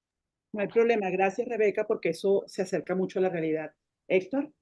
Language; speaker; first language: Spanish; native; Spanish